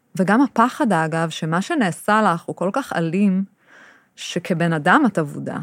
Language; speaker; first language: Hebrew; early bilingual, other home language; English